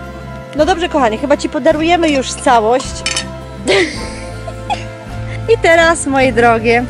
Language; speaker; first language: Polish; native; Polish